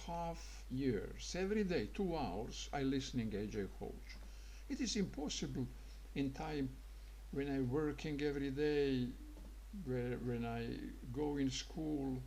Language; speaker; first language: English; non-native, learner; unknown